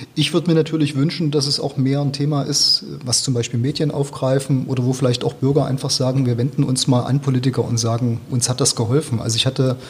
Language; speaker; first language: German; native; German